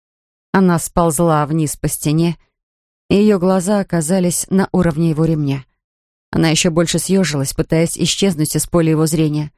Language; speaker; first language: Russian; native; Russian